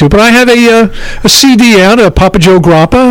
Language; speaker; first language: English; native; English